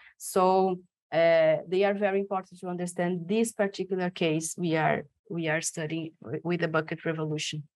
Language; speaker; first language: English; non-native, fluent; Portuguese